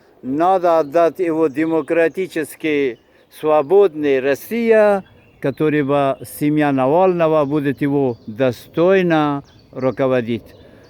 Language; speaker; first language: Russian; non-native, fluent; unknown